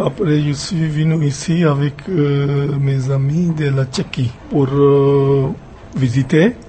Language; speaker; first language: French; non-native, learner; Punjabi